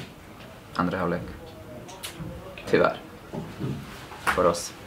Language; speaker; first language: Swedish; non-native, fluent; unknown